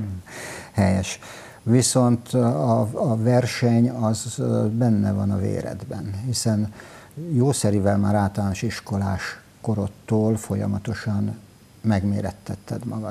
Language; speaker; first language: Hungarian; native; Hungarian